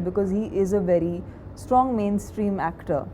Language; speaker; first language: Telugu; non-native, fluent; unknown